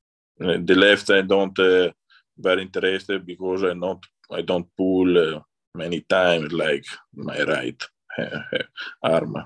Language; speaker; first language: English; non-native, learner; Italian